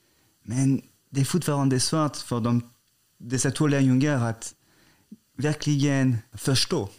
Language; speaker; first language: Swedish; non-native, fluent; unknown